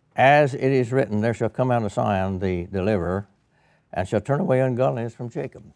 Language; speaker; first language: English; native; English